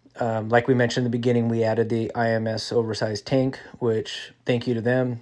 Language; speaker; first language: English; native; English